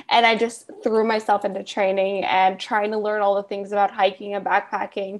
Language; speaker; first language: English; native; English